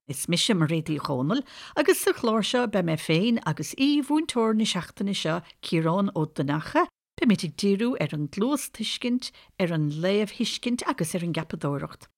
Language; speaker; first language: Irish; native; Irish